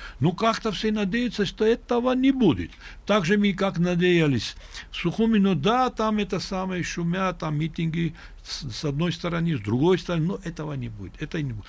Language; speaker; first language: Russian; non-native, local second language; Georgian